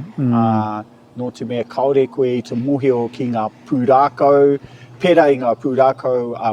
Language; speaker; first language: Māori; non-native, local second language; English